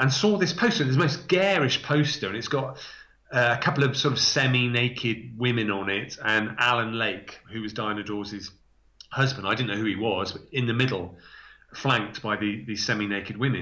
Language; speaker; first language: English; native; English